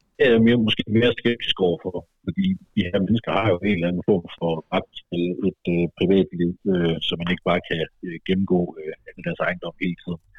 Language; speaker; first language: Danish; native; Danish